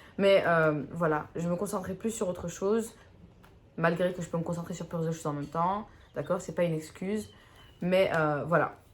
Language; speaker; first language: French; native; French